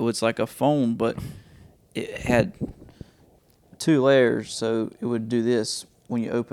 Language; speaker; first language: English; native; English